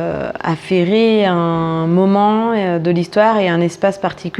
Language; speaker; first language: French; native; French